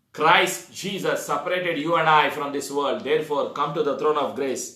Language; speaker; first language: English; non-native, local second language; Telugu